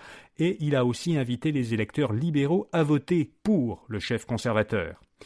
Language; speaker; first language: French; native; French